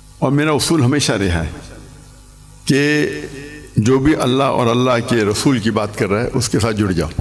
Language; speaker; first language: Urdu; non-native, local second language; English